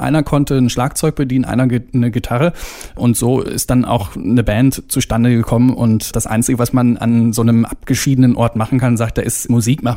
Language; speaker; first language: German; native; German